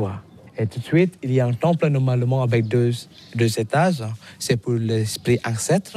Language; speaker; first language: French; non-native, learner; Balinese